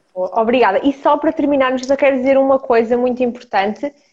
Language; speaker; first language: Portuguese; early bilingual, other home language; Ukrainian